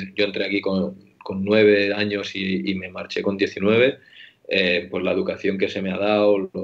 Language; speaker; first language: Spanish; native; Spanish